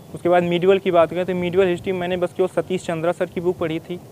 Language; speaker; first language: Hindi; native; Hindi